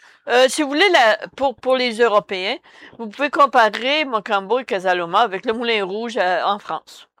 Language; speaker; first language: French; native; French